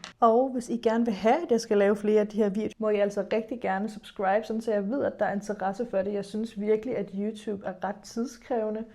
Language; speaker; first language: Danish; early bilingual, other home language; Arabic